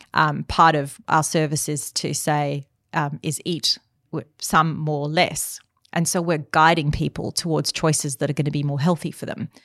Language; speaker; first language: English; native; English